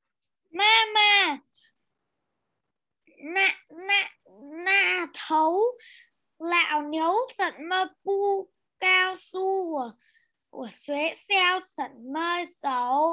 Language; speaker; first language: Chinese; non-native, learner; Vietnamese